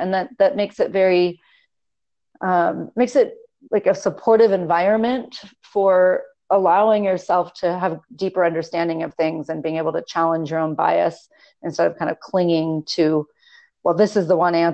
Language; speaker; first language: English; native; English